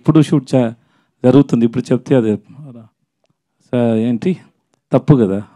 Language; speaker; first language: Telugu; non-native, learner; Tamil